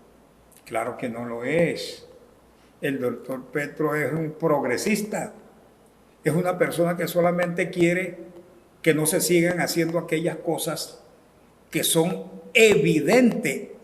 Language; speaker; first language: Spanish; native; Spanish